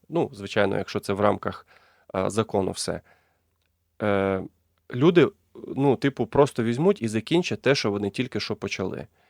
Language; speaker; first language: Ukrainian; non-native, local second language; Russian